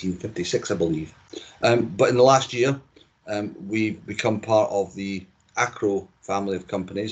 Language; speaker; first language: English; native; English